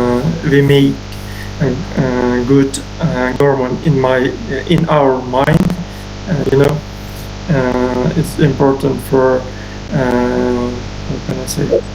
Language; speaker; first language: English; non-native, learner; Uzbek